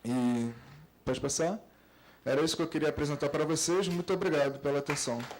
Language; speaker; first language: Portuguese; native; Portuguese